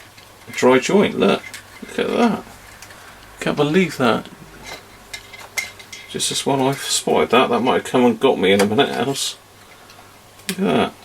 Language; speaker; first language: English; native; English